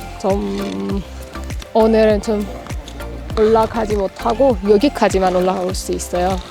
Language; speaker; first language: Korean; non-native, learner; Persian